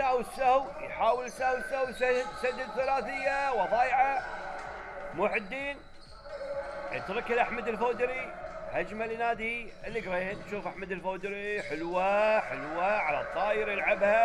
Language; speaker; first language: Arabic; native; Arabic